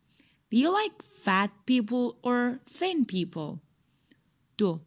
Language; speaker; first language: English; non-native, fluent; Persian